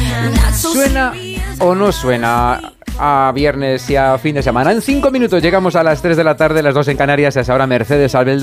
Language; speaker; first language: Spanish; native; Spanish